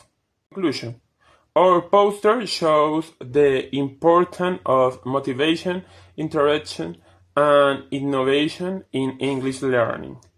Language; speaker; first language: English; non-native, fluent; Spanish